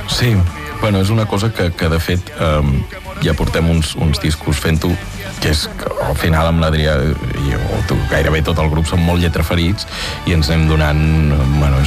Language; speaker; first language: Catalan; native; Catalan